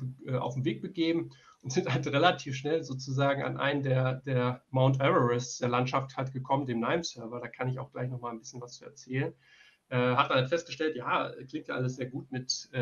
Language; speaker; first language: German; native; German